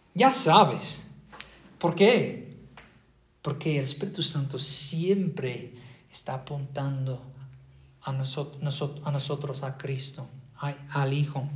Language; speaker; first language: Spanish; non-native, fluent; English